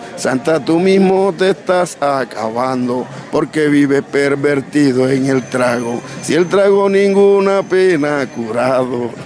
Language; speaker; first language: Spanish; native; Spanish